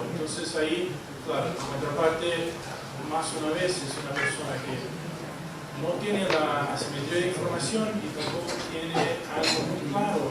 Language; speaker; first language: Spanish; non-native, fluent; Portuguese